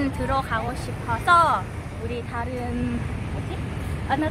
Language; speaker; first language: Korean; non-native, learner; Vietnamese